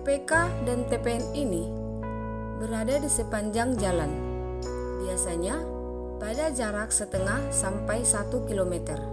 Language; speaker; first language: Indonesian; native; Indonesian